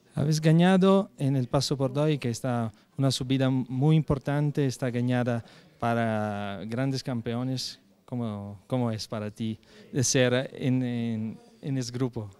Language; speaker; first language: Spanish; non-native, learner; Italian